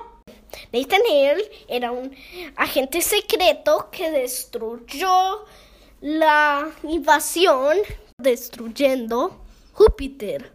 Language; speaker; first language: Spanish; early bilingual, heritage; Spanish